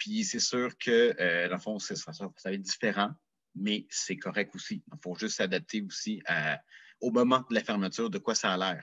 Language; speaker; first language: French; native; French